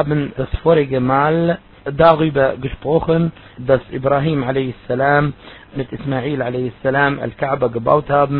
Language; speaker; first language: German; non-native, fluent; Arabic